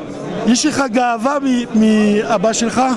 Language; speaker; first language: Hebrew; non-native, learner; French